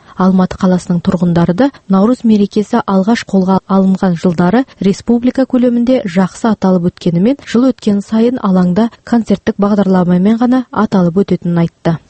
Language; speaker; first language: Kazakh; native; Kazakh